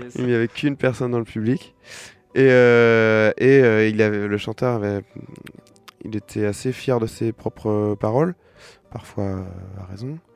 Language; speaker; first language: French; native; French